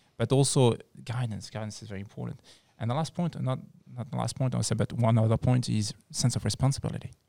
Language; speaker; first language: English; non-native, fluent; French